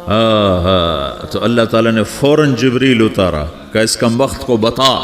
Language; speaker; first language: Urdu; non-native, local second language; Punjabi